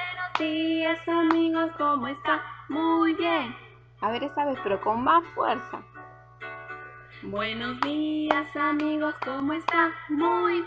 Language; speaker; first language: Spanish; native; Spanish